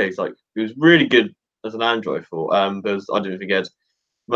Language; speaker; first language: English; native; English